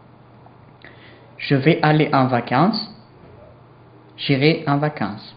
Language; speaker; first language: French; non-native, learner; English